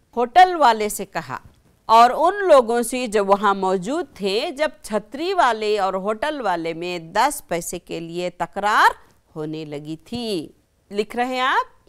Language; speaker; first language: Urdu; native; Urdu